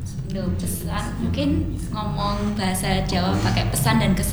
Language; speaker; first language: Indonesian; non-native, learner; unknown